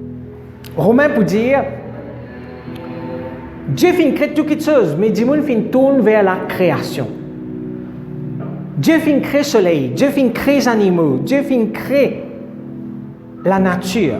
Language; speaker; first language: French; non-native, learner; Morisyen